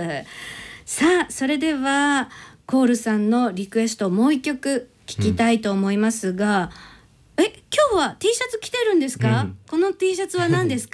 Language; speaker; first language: Japanese; native; Japanese